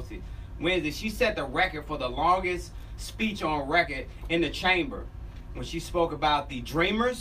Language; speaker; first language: English; native; English